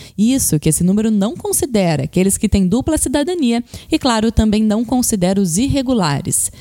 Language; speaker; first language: Portuguese; native; Portuguese